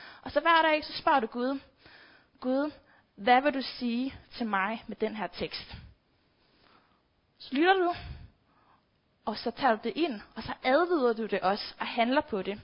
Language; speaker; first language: Danish; native; Danish